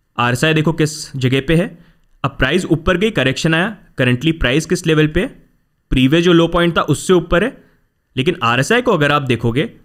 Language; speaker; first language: Hindi; native; Hindi